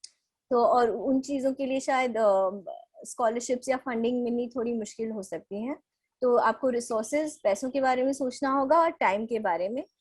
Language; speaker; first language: Hindi; native; Hindi